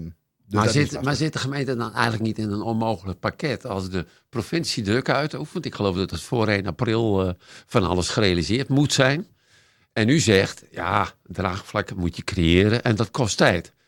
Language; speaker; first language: Dutch; native; Dutch